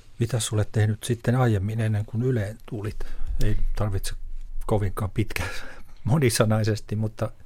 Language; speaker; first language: Finnish; native; Finnish